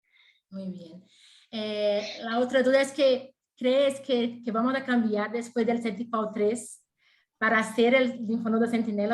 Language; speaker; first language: Spanish; non-native, fluent; Portuguese